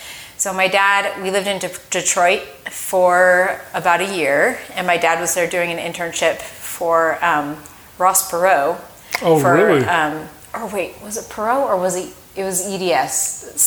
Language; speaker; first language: English; native; English